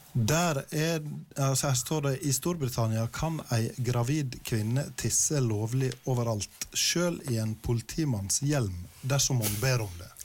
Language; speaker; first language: Norwegian; native; Norwegian